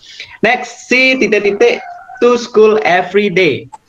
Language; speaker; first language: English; non-native, fluent; Indonesian